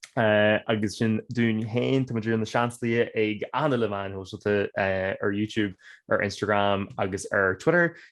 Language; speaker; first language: Irish; non-native, local second language; English